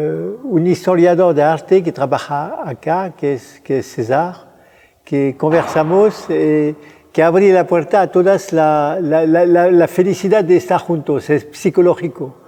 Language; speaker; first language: Spanish; non-native, fluent; French